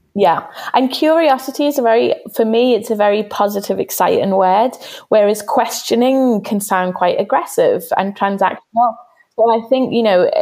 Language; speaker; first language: English; native; English